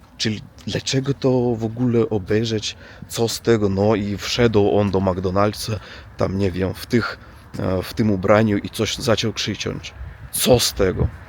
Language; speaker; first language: Polish; non-native, learner; Russian